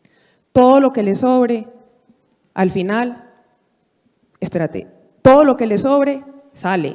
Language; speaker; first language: Spanish; native; Spanish